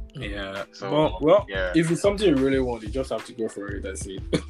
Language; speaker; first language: English; non-native, local second language; Igbo